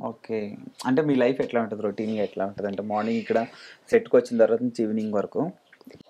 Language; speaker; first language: Telugu; native; Telugu